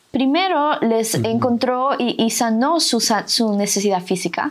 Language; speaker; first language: Spanish; native; Spanish